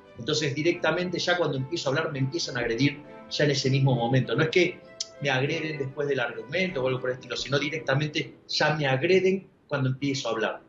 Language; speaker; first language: Spanish; native; Spanish